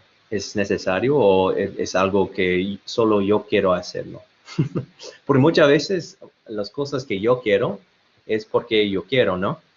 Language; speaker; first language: Spanish; non-native, learner; English